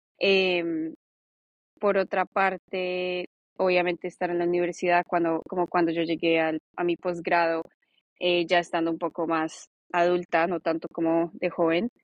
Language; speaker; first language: Spanish; native; Spanish